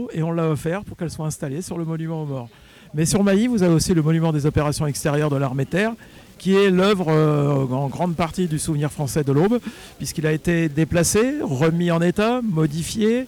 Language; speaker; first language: French; native; French